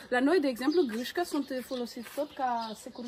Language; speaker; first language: Romanian; non-native, learner; Malagasy